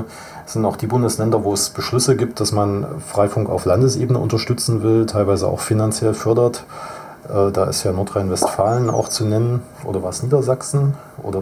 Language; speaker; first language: German; native; German